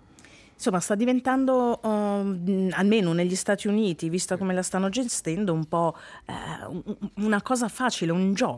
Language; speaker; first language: Italian; native; Italian